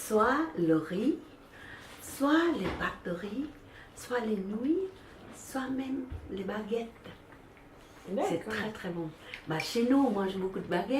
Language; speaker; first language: French; early bilingual, other home language; Vietnamese